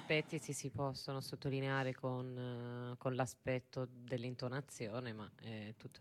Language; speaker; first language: Italian; native; Italian